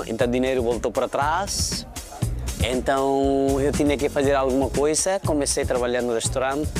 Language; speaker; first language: Portuguese; non-native, fluent; Nepali